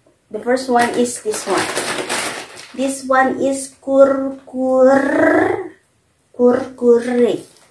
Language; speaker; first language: English; non-native, learner; Indonesian